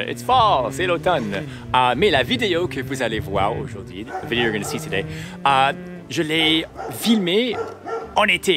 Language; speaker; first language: French; non-native, local second language; English